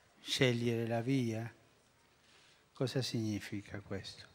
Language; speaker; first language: Italian; non-native, fluent; Spanish